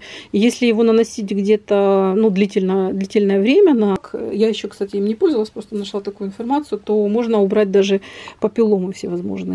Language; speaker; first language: Russian; native; Russian